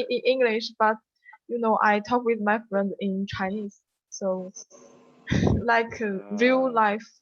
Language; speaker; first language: English; non-native, learner; Chinese